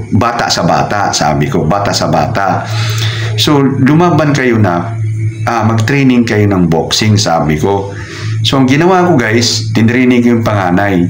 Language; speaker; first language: Filipino; non-native, local second language; Cebuano